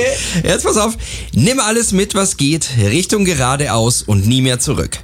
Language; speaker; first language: German; native; German